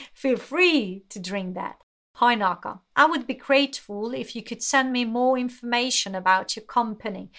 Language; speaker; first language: English; non-native, fluent; Hungarian